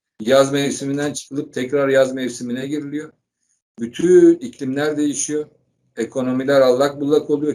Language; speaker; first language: Turkish; native; Turkish